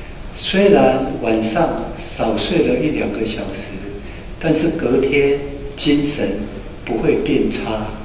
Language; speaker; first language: Chinese; native; Chinese